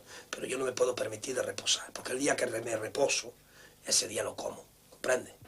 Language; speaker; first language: Spanish; native; Spanish